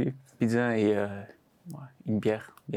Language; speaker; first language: French; non-native, local second language; Dutch